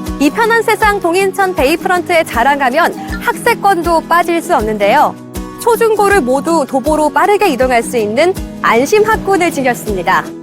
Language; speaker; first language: Korean; native; Korean